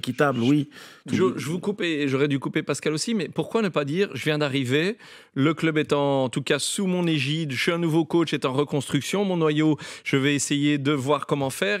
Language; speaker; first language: French; native; French